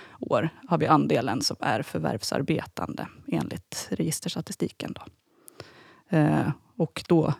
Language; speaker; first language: Swedish; native; Swedish